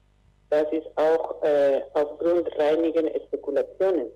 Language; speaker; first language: German; non-native, learner; Spanish